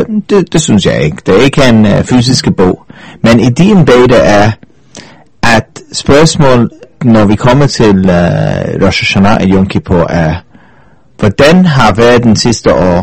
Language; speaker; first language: Danish; non-native, fluent; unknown